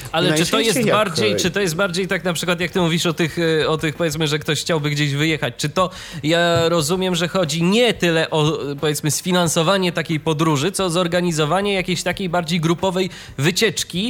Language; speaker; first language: Polish; native; Polish